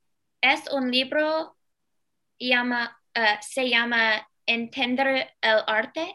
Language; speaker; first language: Spanish; non-native, learner; English